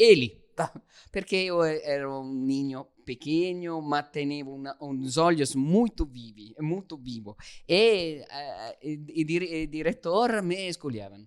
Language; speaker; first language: Portuguese; non-native, learner; Italian